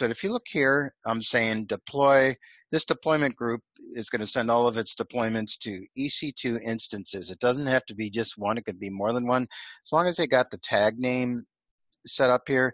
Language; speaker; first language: English; native; English